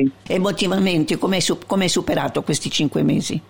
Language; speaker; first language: Italian; native; Italian